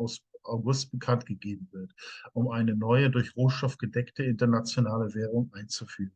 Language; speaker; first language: German; native; German